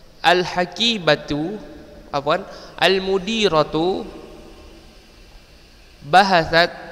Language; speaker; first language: Arabic; non-native, fluent; Indonesian